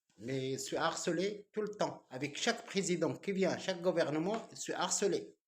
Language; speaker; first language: French; non-native, local second language; Arabic